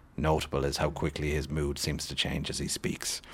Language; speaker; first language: English; native; English